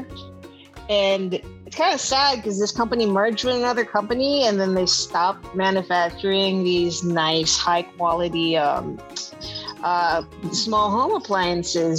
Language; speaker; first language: English; non-native, local second language; Filipino